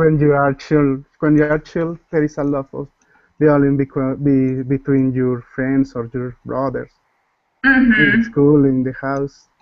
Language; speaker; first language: English; non-native, learner; Spanish